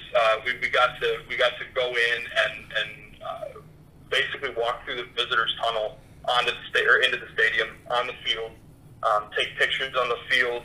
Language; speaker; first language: English; native; English